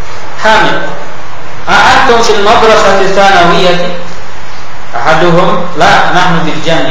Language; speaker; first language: Arabic; non-native, fluent; Indonesian